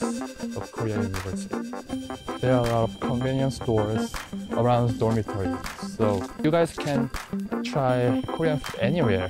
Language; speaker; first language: English; non-native, learner; Korean